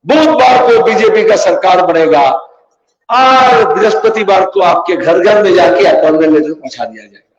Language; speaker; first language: Hindi; non-native, local second language; Bangla